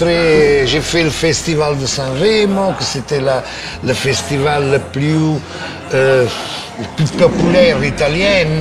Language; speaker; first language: French; non-native, fluent; Italian